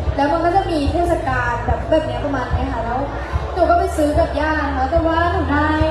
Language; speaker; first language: Thai; native; Thai